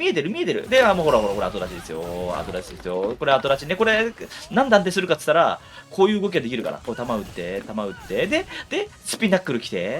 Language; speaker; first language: Japanese; native; Japanese